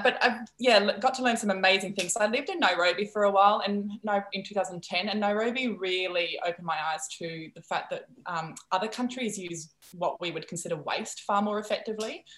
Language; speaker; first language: English; non-native, fluent; Dutch